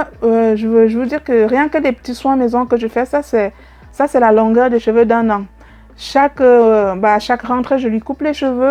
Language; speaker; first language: French; native; French